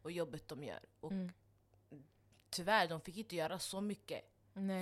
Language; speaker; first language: Swedish; non-native, local second language; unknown